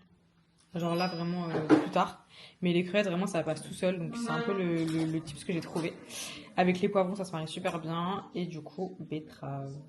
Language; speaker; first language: French; native; French